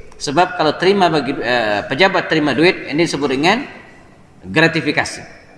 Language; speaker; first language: Indonesian; native; Indonesian